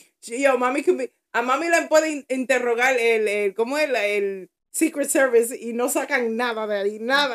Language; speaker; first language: Spanish; early bilingual, heritage; Spanish